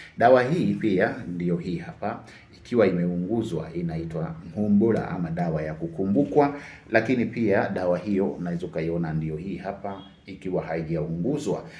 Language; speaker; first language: Swahili; non-native, local second language; Sukuma